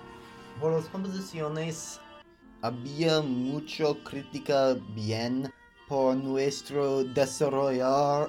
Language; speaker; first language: Spanish; non-native, learner; English